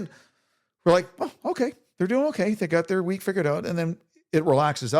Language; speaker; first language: English; native; English